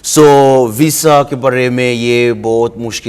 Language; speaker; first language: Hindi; non-native, learner; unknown